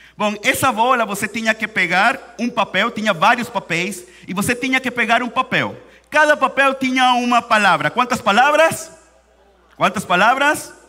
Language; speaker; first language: Portuguese; non-native, fluent; Spanish